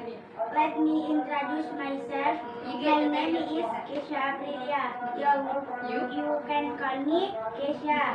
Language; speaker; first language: English; non-native, learner; Indonesian